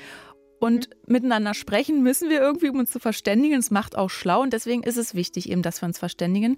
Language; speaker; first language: German; native; German